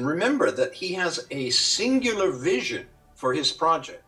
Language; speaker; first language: English; native; English